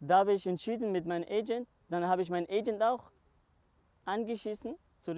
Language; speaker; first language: German; non-native, learner; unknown